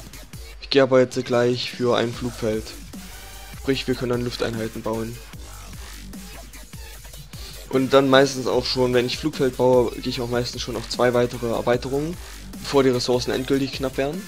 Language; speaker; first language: German; native; German